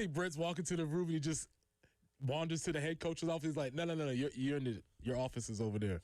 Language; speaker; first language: English; native; English